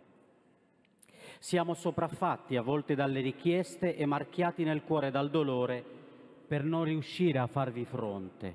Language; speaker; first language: Italian; non-native, fluent; Romanian